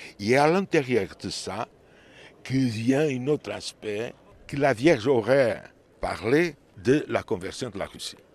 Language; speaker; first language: French; non-native, fluent; Portuguese